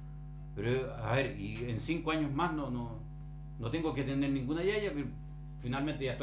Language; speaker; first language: Spanish; native; Spanish